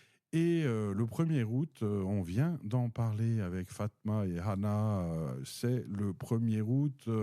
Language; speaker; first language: French; native; French